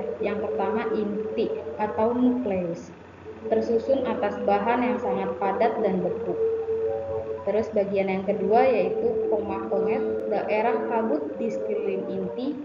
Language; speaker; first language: Indonesian; native; Indonesian